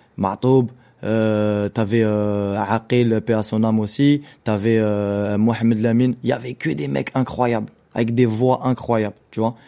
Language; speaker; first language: French; non-native, local second language; Arabic